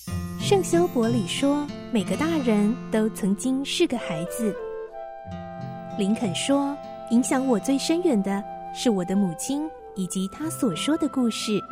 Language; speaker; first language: Chinese; native; Chinese